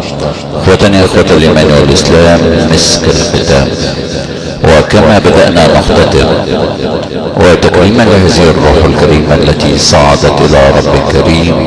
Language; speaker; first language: Arabic; native; Arabic